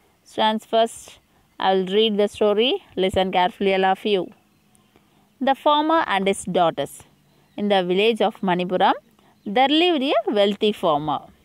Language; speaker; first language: English; non-native, local second language; Tamil